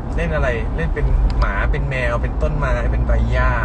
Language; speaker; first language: Thai; native; Thai